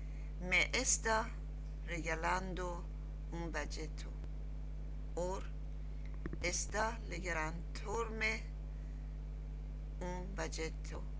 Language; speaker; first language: Spanish; non-native, learner; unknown